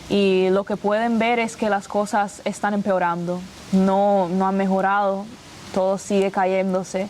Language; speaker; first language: Spanish; early bilingual, other home language; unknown